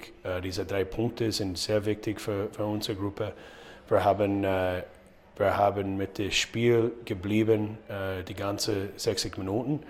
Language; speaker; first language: German; non-native, learner; English